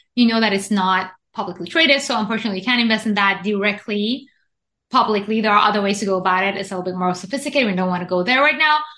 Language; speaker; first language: English; non-native, fluent; Persian